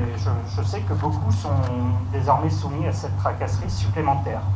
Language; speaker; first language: French; native; French